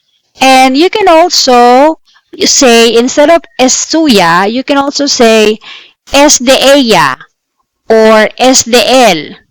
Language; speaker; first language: Spanish; non-native, fluent; Filipino